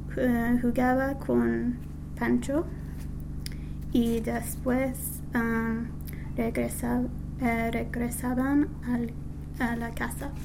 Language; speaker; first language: Spanish; non-native, learner; English